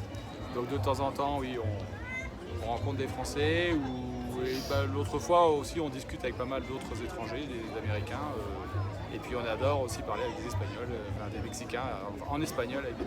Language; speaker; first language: French; native; French